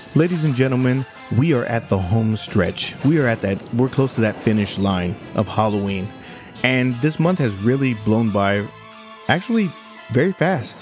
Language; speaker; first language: English; native; English